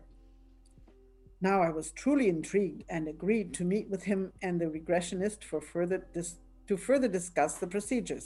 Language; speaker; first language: English; non-native, fluent; German